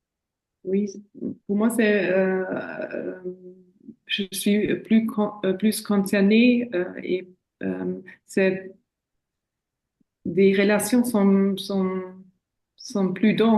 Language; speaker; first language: French; non-native, fluent; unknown